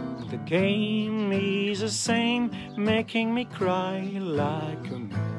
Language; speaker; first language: English; non-native, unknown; French